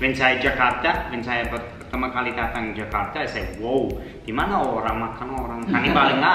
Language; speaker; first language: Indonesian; non-native, learner; German